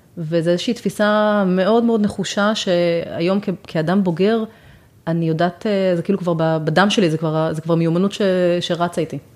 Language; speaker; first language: Hebrew; native; Hebrew